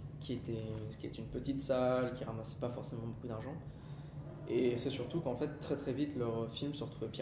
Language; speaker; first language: French; native; French